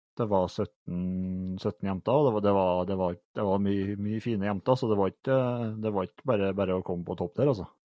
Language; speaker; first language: Norwegian; native; Norwegian